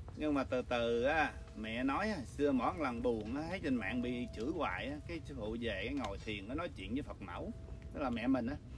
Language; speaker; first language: Vietnamese; early bilingual, other home language; English